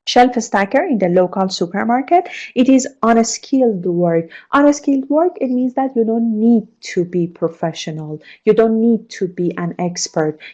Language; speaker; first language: English; non-native, fluent; Persian